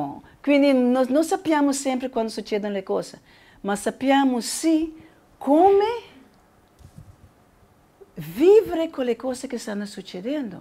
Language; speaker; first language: Italian; non-native, learner; Spanish